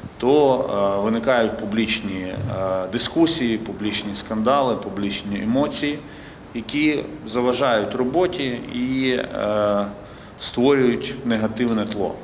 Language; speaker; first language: Ukrainian; native; Ukrainian